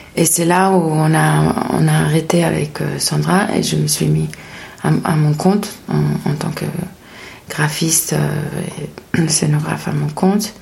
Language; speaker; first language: French; non-native, fluent; Spanish